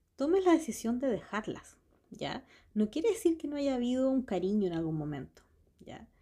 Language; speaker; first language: Spanish; native; Spanish